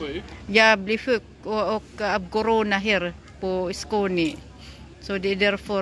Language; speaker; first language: Swedish; non-native, learner; Waray